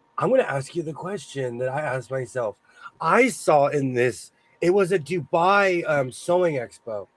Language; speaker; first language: English; native; English